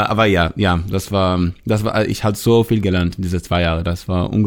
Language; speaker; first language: German; non-native, learner; Hebrew